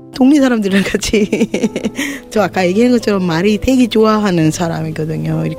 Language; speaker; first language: Korean; non-native, fluent; Sinhala